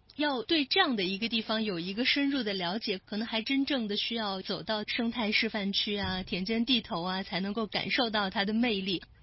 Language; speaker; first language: Chinese; native; Chinese